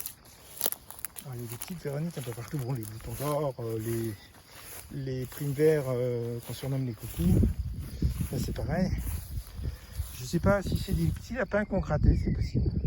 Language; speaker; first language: French; native; French